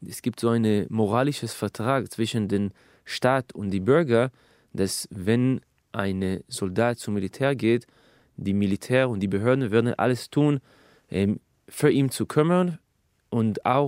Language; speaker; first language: German; non-native, fluent; Hebrew